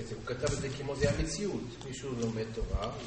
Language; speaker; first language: Hebrew; non-native, learner; English